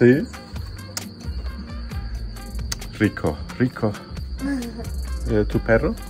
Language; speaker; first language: Spanish; non-native, learner; Turkish